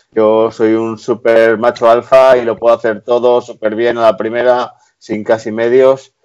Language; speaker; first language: Spanish; native; Spanish